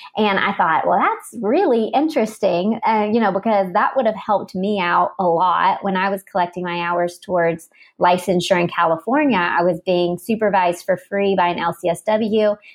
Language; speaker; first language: English; native; English